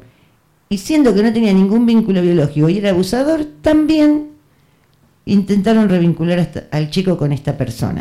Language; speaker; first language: Spanish; native; Spanish